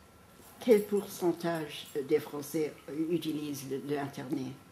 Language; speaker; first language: French; non-native, fluent; English